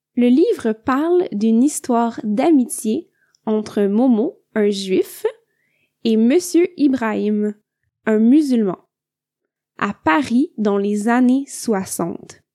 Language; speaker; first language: French; native; French